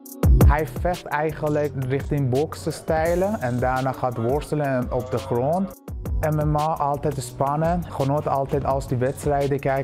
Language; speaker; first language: Dutch; early bilingual, other home language; Persian